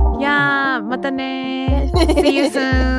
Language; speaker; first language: English; non-native, learner; Japanese